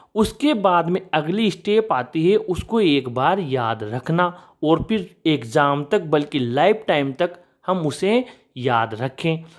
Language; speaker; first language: Hindi; native; Hindi